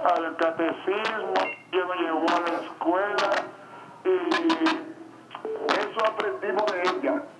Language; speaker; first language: Spanish; native; Spanish